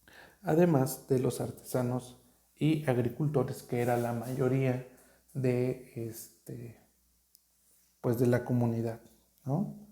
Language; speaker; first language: Spanish; native; Spanish